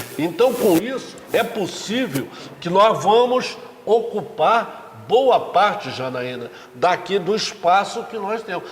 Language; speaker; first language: Portuguese; native; Portuguese